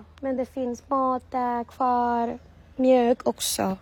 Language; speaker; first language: Swedish; non-native, learner; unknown